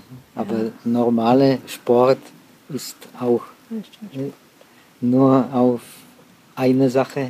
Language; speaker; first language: German; non-native, fluent; Czech